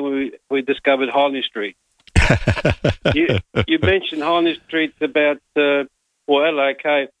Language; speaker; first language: English; native; English